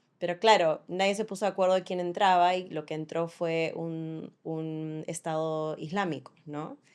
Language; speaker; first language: Spanish; early bilingual, other home language; English